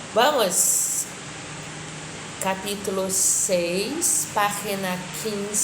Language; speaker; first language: Spanish; non-native, fluent; Portuguese